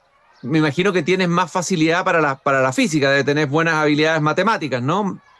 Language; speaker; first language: Spanish; native; Spanish